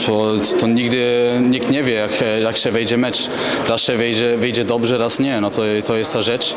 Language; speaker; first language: Polish; early bilingual, heritage; German